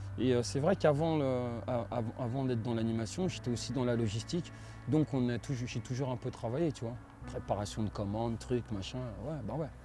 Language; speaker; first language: French; native; French